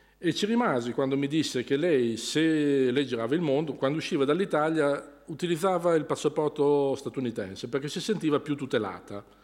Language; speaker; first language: Italian; native; Italian